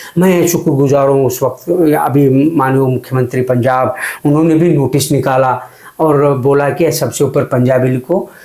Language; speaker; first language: Hindi; non-native, local second language; Kannada